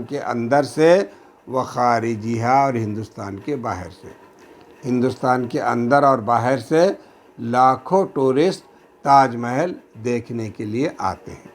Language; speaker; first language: Urdu; native; Urdu